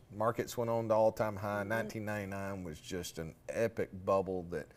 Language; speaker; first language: English; native; English